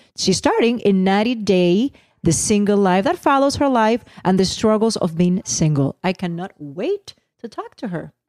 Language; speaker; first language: English; non-native, local second language; Spanish